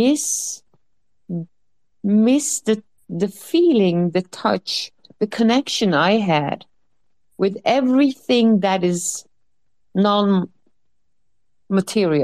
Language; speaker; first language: English; non-native, fluent; Dutch